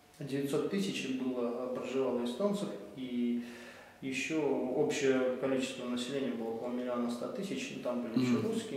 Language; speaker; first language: Russian; native; Russian